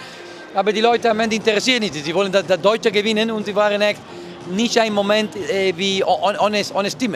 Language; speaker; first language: German; non-native, learner; Italian